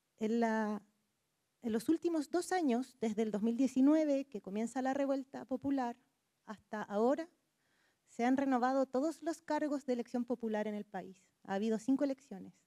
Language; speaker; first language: Spanish; native; Spanish